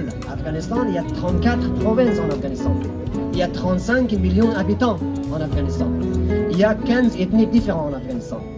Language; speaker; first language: French; non-native, fluent; Persian